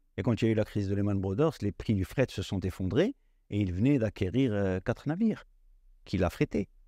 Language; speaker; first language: French; non-native, local second language; Arabic